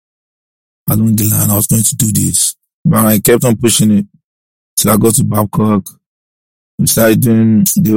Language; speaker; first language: English; non-native, local second language; Yoruba